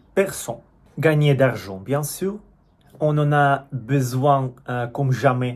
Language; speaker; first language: French; non-native, fluent; Russian